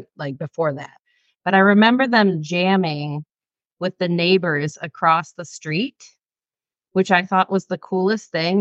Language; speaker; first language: English; native; English